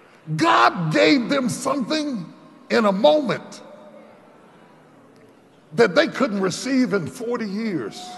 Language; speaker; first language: English; native; English